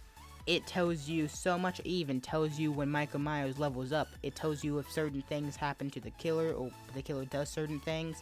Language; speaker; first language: English; native; English